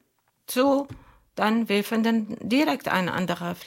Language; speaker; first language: German; non-native, learner; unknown